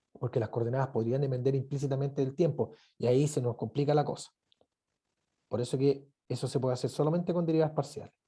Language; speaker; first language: Spanish; native; Spanish